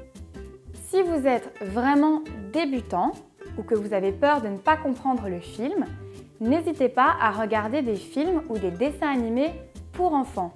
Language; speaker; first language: French; native; French